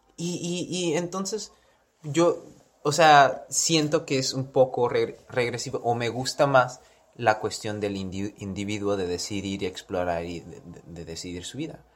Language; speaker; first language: Spanish; early bilingual, heritage; Spanish